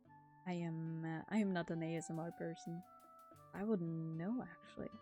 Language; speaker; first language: English; non-native, fluent; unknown